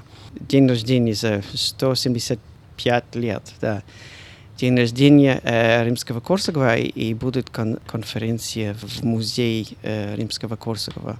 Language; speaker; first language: Russian; non-native, fluent; English